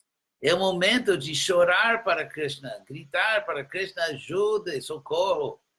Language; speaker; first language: Portuguese; non-native, fluent; English